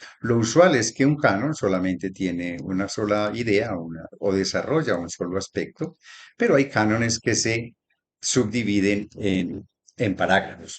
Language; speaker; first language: Spanish; native; Spanish